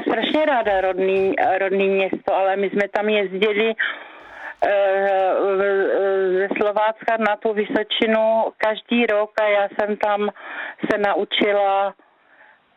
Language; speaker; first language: Czech; native; Czech